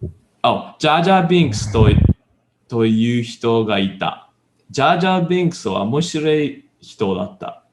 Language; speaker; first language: Japanese; non-native, learner; English